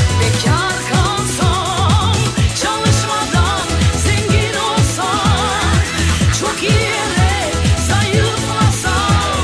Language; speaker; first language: Turkish; native; Turkish